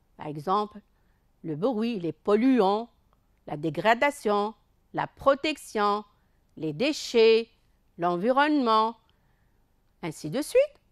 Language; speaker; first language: French; non-native, local second language; Arabic